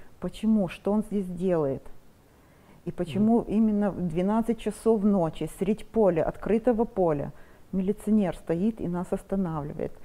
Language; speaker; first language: Russian; non-native, local second language; Romanian